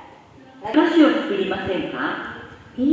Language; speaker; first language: Japanese; non-native, learner; Indonesian